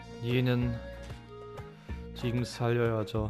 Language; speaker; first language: Korean; non-native, learner; German